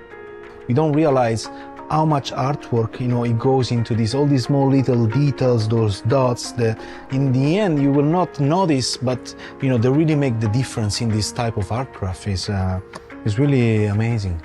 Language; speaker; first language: English; non-native, fluent; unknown